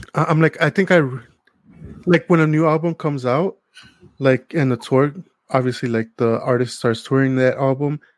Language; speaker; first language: English; early bilingual, other home language; Spanish